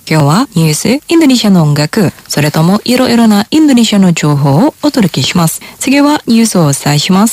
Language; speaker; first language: Japanese; non-native, fluent; Indonesian